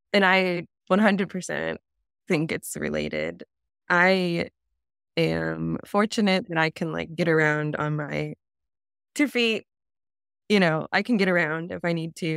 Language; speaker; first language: English; native; English